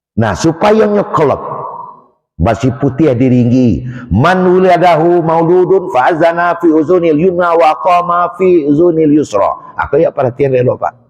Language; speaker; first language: Malay; non-native, local second language; Minangkabau